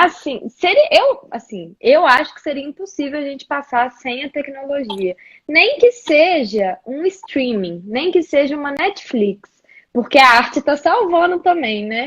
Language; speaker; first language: Portuguese; native; Portuguese